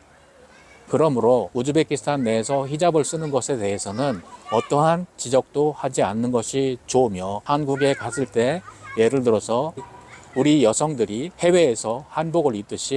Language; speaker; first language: Korean; native; Korean